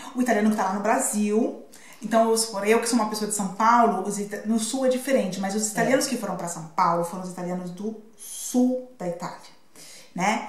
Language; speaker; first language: Portuguese; native; Portuguese